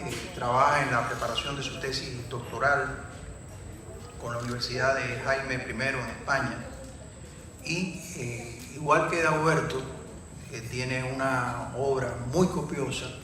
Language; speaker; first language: Spanish; native; Spanish